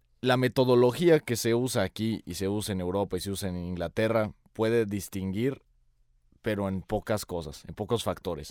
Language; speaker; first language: Spanish; native; Spanish